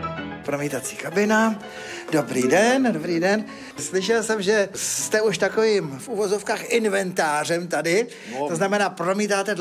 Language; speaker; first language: Czech; native; Czech